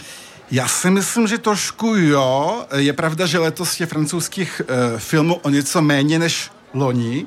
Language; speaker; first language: Czech; early bilingual, heritage; French